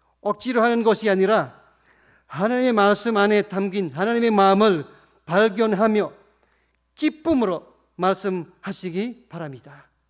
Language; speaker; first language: Korean; non-native, fluent; Indonesian